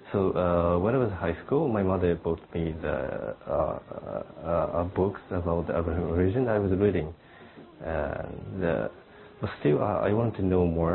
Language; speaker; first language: English; non-native, fluent; Japanese